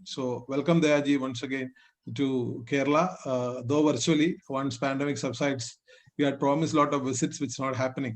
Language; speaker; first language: English; non-native, local second language; Malayalam